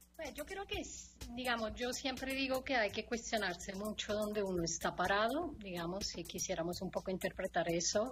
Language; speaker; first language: Spanish; non-native, fluent; Italian